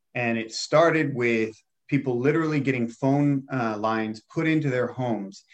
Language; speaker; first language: English; native; English